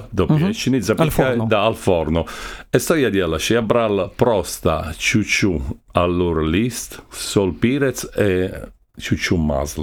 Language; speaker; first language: Russian; non-native, learner; Italian